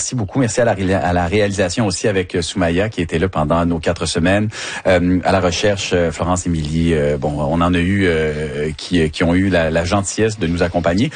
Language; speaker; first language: French; native; French